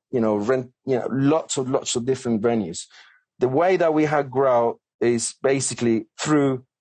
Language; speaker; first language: English; non-native, fluent; Spanish